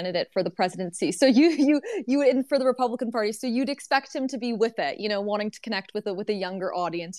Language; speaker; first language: English; native; English